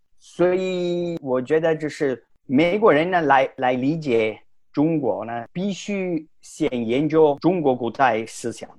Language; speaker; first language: Chinese; non-native, fluent; Italian